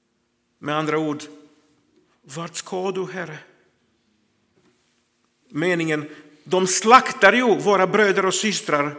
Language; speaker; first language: Swedish; non-native, fluent; Croatian